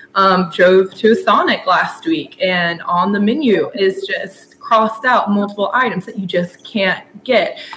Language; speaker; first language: English; native; English